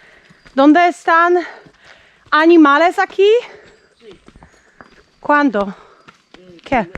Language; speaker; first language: Spanish; non-native, learner; Polish